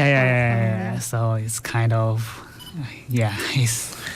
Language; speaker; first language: English; non-native, fluent; Chinese